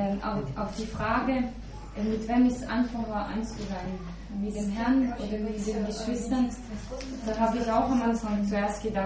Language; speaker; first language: German; non-native, fluent; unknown